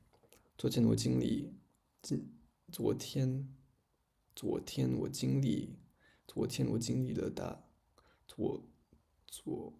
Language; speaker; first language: Chinese; non-native, learner; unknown